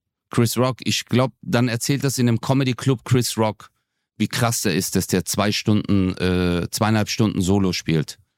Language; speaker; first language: German; native; German